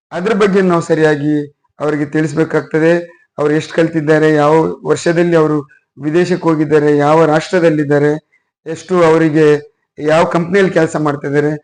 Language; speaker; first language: Kannada; non-native, local second language; Urdu